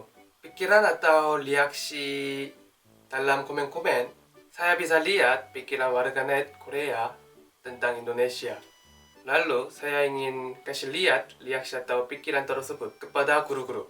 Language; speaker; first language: Indonesian; non-native, learner; Korean